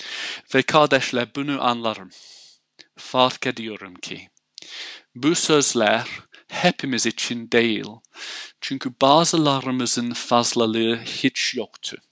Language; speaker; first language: Turkish; non-native, fluent; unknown